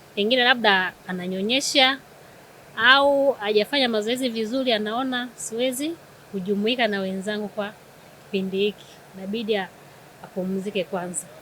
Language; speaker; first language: Swahili; native; Swahili